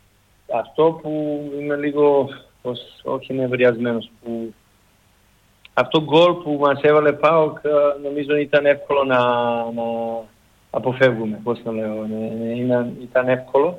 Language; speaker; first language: Greek; non-native, learner; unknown